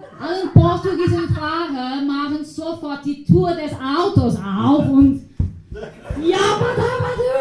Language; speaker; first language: German; non-native, learner; Portuguese